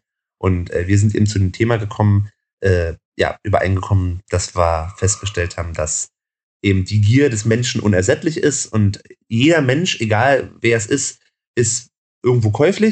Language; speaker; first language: German; native; German